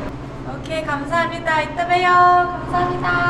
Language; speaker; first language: Korean; early bilingual, heritage; English